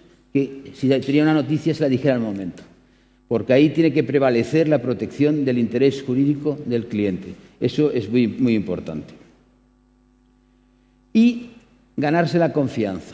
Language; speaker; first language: Spanish; native; Spanish